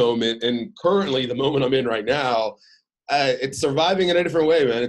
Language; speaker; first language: English; early bilingual, other home language; Arabic